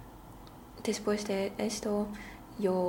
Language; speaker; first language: Spanish; non-native, learner; Chinese